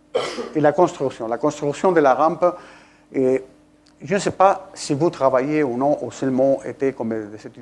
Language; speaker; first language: French; non-native, fluent; Spanish